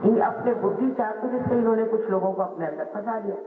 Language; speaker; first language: Hindi; non-native, local second language; Marathi